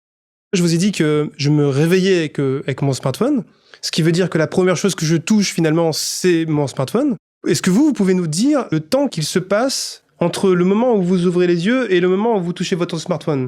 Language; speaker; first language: French; native; French